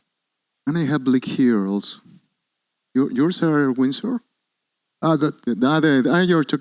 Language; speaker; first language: English; non-native, learner; Spanish